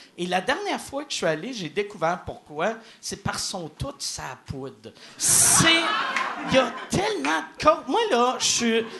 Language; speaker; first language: French; native; French